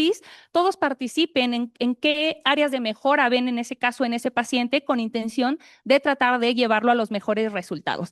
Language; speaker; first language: Spanish; native; Spanish